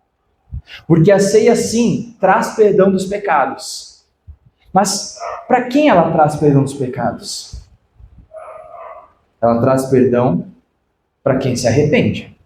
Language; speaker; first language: Portuguese; native; Portuguese